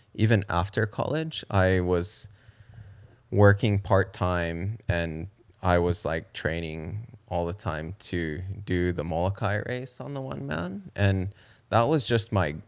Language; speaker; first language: English; early bilingual, other home language; Japanese